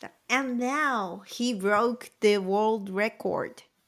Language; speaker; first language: English; non-native, fluent; Japanese